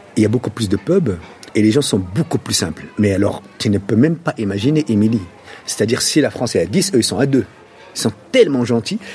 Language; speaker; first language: French; non-native, local second language; Arabic